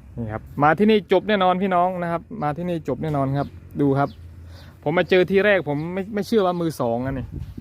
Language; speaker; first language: Thai; non-native, local second language; Northern Khmer